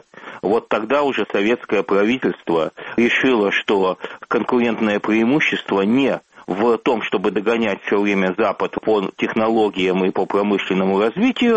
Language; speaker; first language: Russian; native; Russian